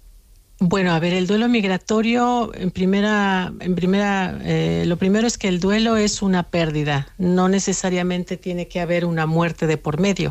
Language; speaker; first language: Spanish; native; Spanish